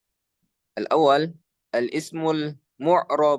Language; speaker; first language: Arabic; non-native, learner; Indonesian